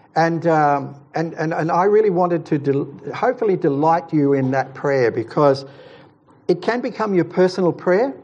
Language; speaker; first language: English; native; English